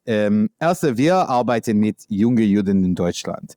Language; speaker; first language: German; non-native, learner; English